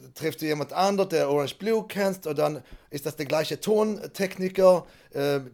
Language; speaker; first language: German; non-native, fluent; Swedish